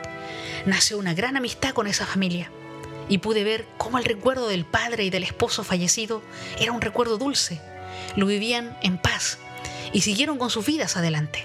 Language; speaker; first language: Spanish; native; Spanish